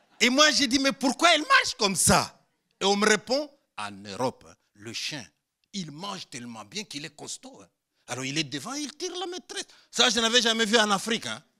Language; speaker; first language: French; non-native, local second language; Luba-Lulua